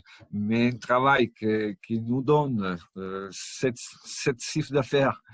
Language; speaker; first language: French; non-native, fluent; Italian